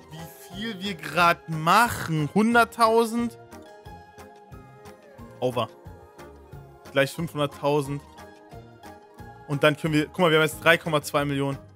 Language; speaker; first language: German; native; German